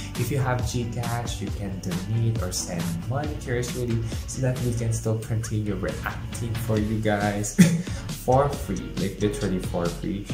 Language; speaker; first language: English; non-native, local second language; Filipino